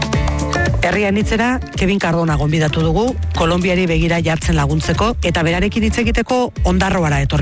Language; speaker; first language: Basque; native; Basque